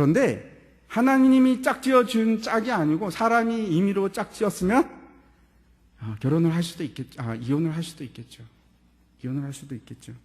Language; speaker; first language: Korean; native; Korean